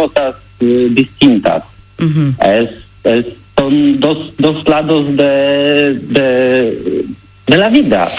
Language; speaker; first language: Spanish; non-native, learner; Polish